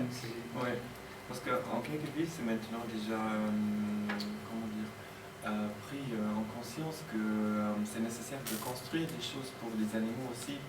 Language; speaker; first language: French; non-native, learner; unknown